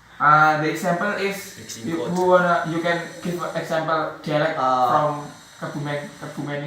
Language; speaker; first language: English; non-native, learner; Javanese